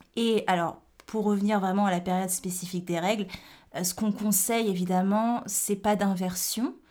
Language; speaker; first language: French; native; French